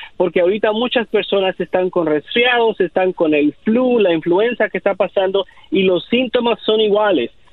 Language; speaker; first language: Spanish; native; Spanish